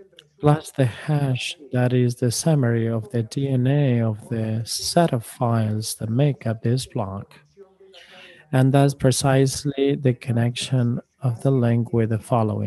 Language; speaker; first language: English; non-native, fluent; Spanish